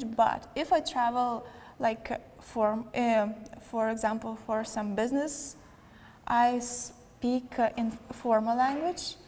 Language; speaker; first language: English; non-native, learner; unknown